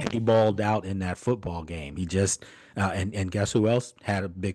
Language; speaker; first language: English; native; English